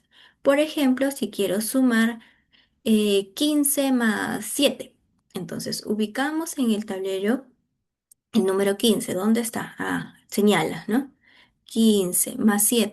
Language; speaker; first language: Spanish; native; Spanish